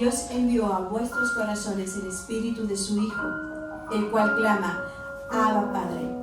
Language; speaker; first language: Spanish; native; Spanish